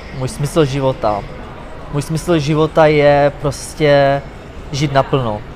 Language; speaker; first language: Czech; native; Czech